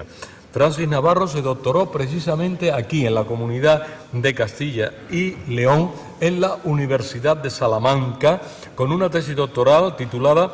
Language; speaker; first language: Spanish; native; Spanish